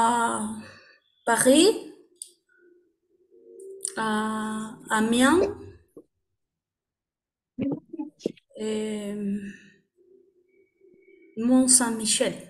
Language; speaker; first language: French; non-native, learner; Spanish